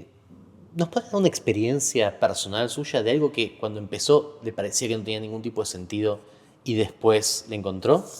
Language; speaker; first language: Spanish; native; Spanish